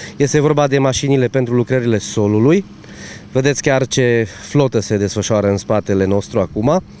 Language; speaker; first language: Romanian; native; Romanian